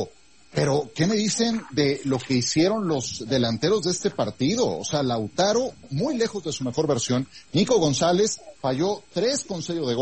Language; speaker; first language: Spanish; native; Spanish